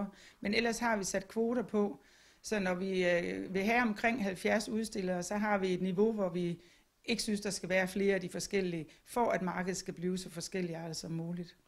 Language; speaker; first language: Danish; native; Danish